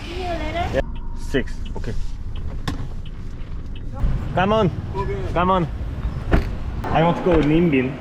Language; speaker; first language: English; non-native, learner; Korean